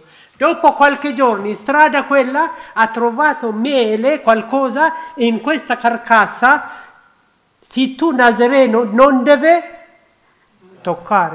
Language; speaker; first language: Italian; non-native, learner; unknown